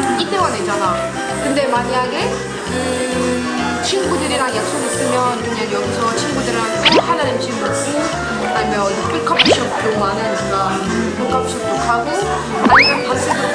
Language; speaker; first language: Korean; non-native, learner; Portuguese